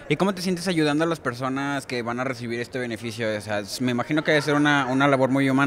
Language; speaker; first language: Spanish; native; Spanish